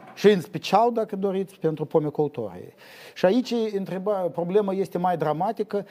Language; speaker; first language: Romanian; native; Romanian